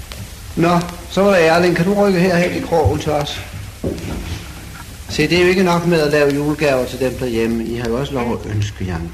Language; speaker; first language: Danish; native; Danish